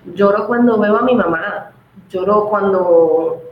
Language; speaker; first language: Spanish; native; Spanish